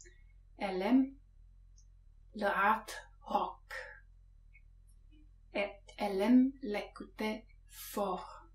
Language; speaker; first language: French; non-native, fluent; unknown